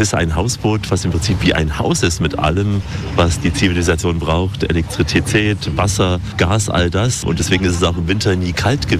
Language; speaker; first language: German; native; German